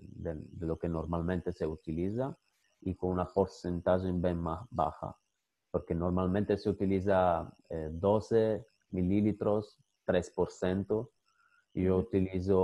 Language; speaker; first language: Spanish; non-native, fluent; Italian